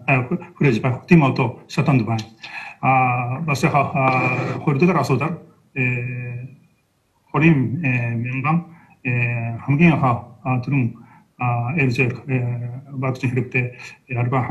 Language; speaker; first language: Mongolian; non-native, fluent; Japanese